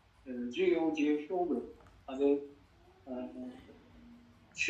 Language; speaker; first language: Chinese; non-native, learner; Azerbaijani